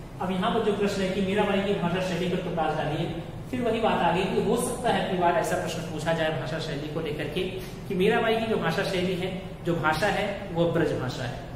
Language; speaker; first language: Hindi; native; Hindi